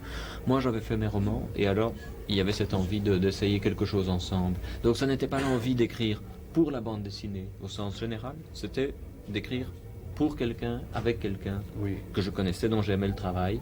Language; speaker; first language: French; native; French